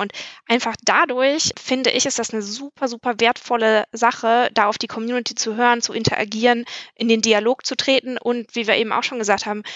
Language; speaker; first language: German; native; German